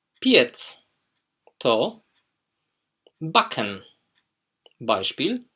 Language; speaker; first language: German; non-native, fluent; Polish